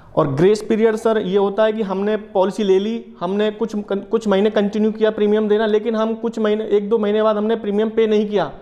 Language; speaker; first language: Hindi; native; Hindi